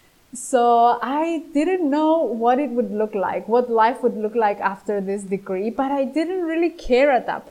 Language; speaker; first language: English; non-native, fluent; Greek